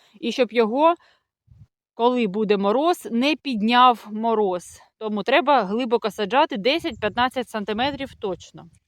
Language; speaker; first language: Ukrainian; non-native, local second language; Russian